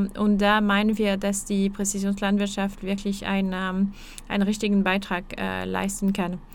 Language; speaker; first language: German; non-native, fluent; French